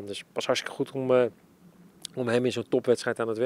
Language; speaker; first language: Dutch; native; Dutch